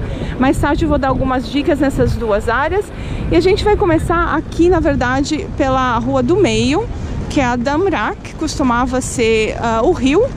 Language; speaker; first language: Portuguese; native; Portuguese